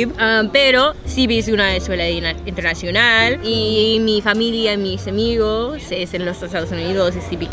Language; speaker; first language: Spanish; non-native, learner; English